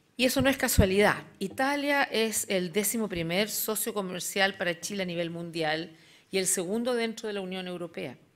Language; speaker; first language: Spanish; native; Spanish